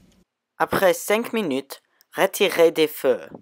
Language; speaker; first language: French; non-native, learner; English